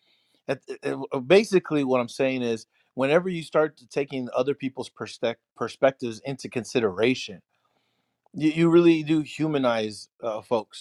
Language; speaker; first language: English; early bilingual, other home language; Spanish